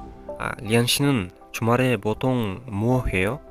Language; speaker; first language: Korean; non-native, fluent; Kyrgyz